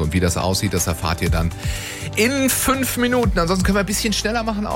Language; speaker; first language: German; native; German